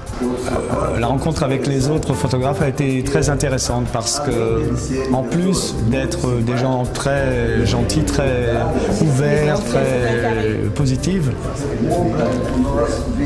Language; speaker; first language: French; non-native, fluent; Portuguese